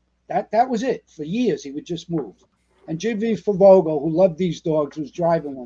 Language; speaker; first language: English; native; English